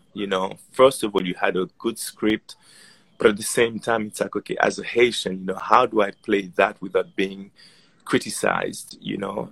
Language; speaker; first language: English; non-native, fluent; Haitian Creole